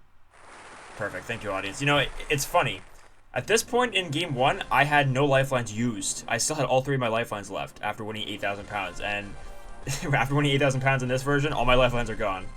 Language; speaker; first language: English; native; English